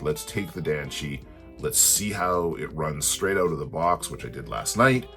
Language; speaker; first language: English; native; English